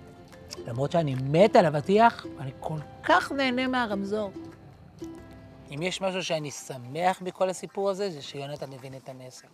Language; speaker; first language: Hebrew; native; Hebrew